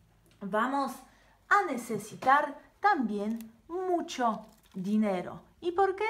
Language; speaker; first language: Spanish; non-native, fluent; Polish